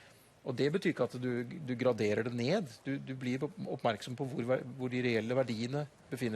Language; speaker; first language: Norwegian; native; Norwegian